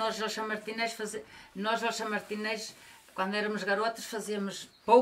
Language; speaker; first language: Portuguese; non-native, local second language; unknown